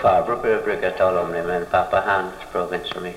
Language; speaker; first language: Swedish; early bilingual, heritage; Swedish